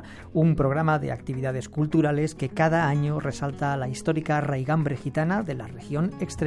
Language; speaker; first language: Spanish; native; Spanish